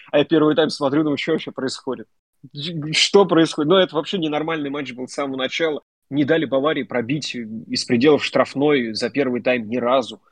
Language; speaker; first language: Russian; native; Russian